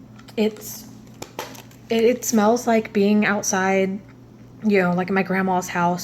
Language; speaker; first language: English; native; English